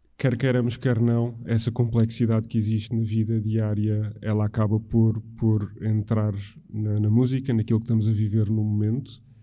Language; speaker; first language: Portuguese; native; Portuguese